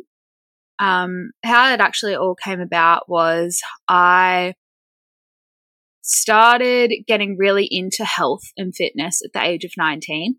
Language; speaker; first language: English; native; English